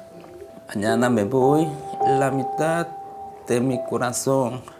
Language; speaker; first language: Spanish; non-native, learner; Korean